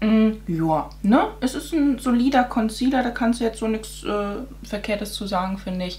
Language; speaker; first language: German; native; German